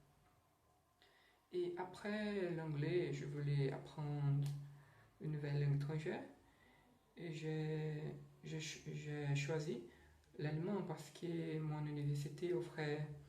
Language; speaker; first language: French; non-native, learner; Portuguese